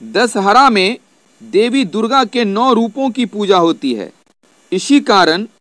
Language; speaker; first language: Hindi; native; Hindi